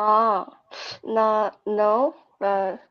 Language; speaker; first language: English; non-native, learner; Korean